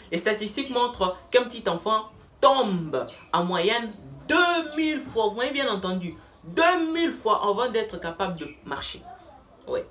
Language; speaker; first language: French; non-native, local second language; Lingala